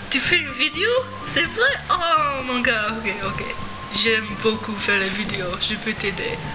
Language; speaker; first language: French; non-native, learner; English